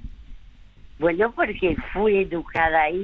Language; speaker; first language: Spanish; early bilingual, other home language; French